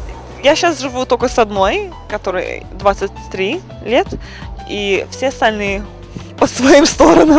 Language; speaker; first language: Russian; early bilingual, other home language; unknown